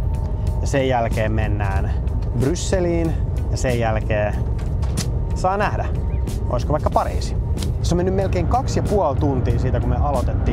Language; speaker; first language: Finnish; native; Finnish